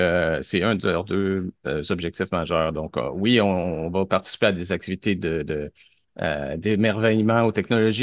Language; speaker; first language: French; native; French